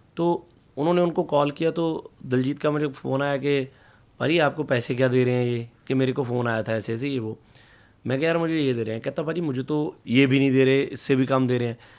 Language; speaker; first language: Hindi; non-native, local second language; Punjabi